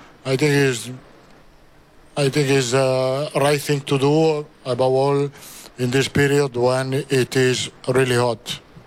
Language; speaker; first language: English; non-native, fluent; Italian